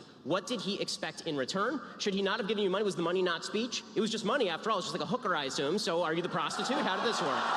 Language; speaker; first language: English; native; English